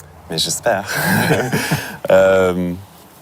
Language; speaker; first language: French; non-native, learner; English